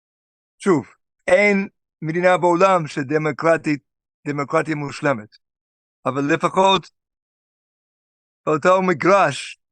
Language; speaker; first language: Hebrew; non-native, fluent; English